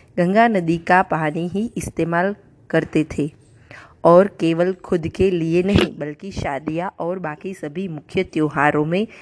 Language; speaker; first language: Hindi; non-native, local second language; Gujarati